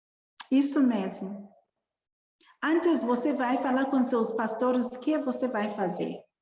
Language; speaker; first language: Portuguese; non-native, learner; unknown